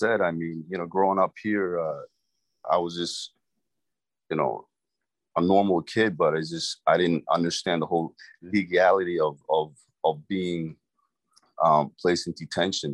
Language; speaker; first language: English; early bilingual, other home language; Khmer